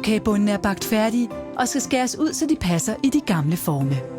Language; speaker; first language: Danish; native; Danish